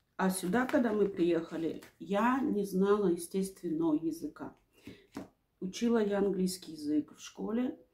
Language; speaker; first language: Russian; native; Russian